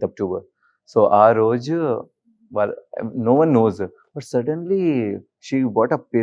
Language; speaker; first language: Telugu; non-native, learner; Hindi